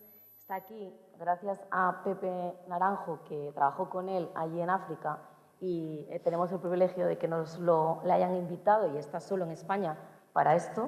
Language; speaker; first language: Spanish; native; Spanish